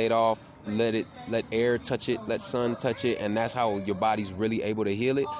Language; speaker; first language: English; native; English